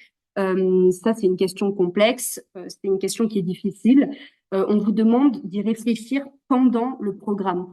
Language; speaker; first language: French; native; French